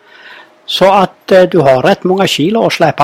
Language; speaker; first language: Swedish; native; Swedish